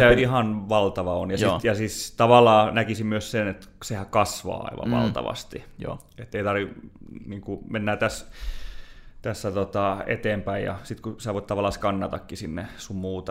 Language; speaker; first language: Finnish; native; Finnish